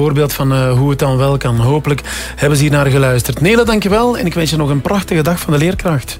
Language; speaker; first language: Dutch; native; Dutch